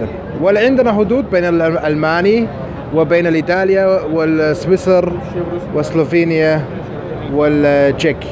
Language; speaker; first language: Arabic; non-native, learner; German